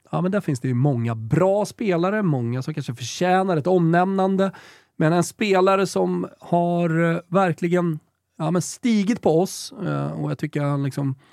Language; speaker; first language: Swedish; native; Swedish